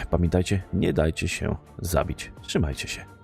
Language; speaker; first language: Polish; native; Polish